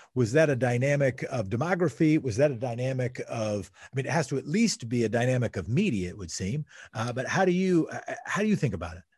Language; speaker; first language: English; native; English